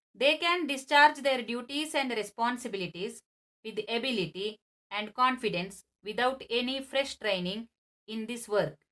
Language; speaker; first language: English; non-native, local second language; Kannada